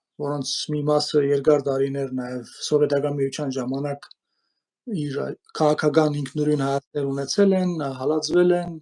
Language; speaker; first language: Armenian; early bilingual, heritage; Armenian